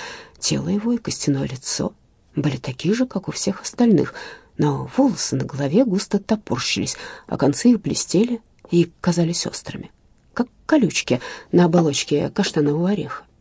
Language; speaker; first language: Russian; native; Russian